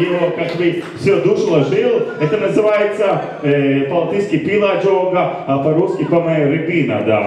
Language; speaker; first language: Russian; non-native, local second language; Latvian